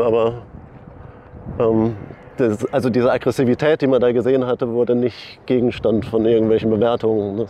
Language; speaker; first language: German; native; German